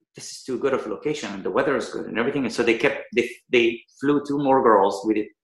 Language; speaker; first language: English; early bilingual, other home language; Persian